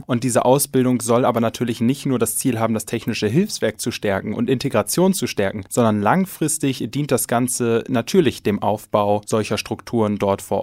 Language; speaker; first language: German; native; German